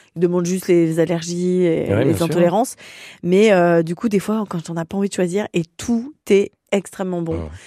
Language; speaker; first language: French; native; French